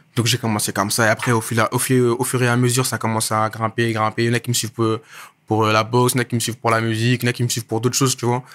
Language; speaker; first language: French; native; French